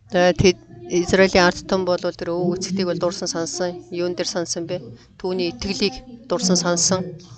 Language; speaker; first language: Mongolian; non-native, fluent; Korean